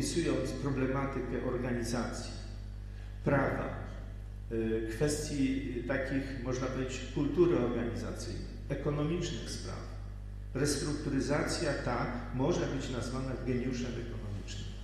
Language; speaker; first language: Polish; native; Polish